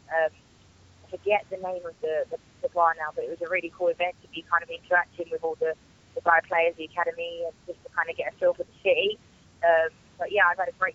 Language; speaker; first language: English; native; English